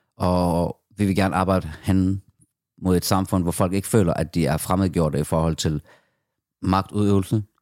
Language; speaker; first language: Danish; early bilingual, other home language; Persian